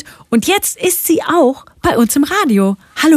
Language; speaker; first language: German; native; German